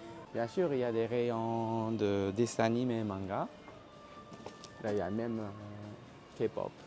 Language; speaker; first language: French; non-native, learner; Japanese